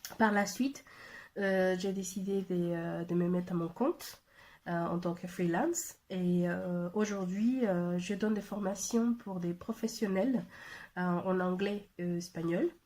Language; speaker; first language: French; non-native, fluent; Spanish